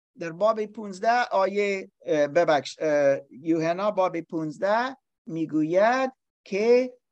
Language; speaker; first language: Persian; non-native, learner; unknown